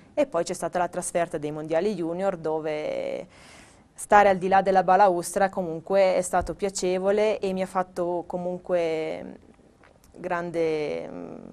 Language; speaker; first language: Italian; native; Italian